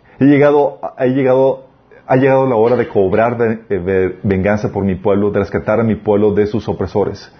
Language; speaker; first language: Spanish; native; Spanish